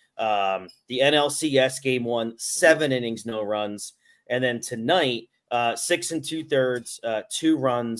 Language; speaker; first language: English; native; English